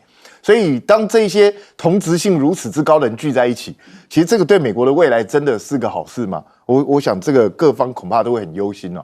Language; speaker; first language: Chinese; native; Chinese